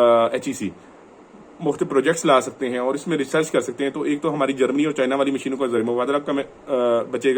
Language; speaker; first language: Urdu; non-native, local second language; Punjabi